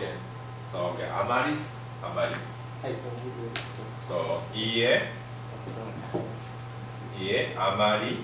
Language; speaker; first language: English; non-native, fluent; Japanese